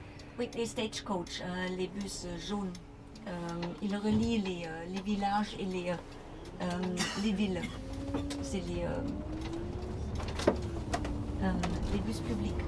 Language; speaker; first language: French; non-native, fluent; English